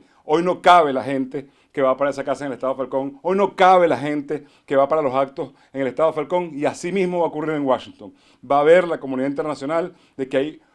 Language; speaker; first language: Spanish; native; Spanish